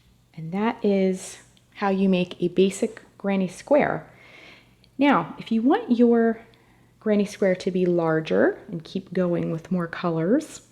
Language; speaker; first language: English; native; English